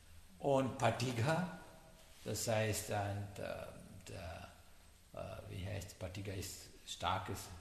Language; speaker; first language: German; non-native, learner; Sinhala